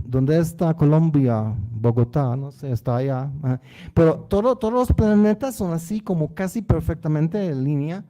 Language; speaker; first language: Spanish; non-native, learner; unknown